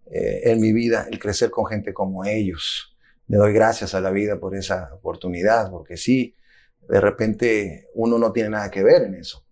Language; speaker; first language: Spanish; native; Spanish